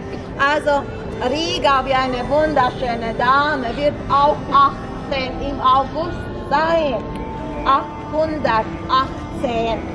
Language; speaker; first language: German; non-native, fluent; Latvian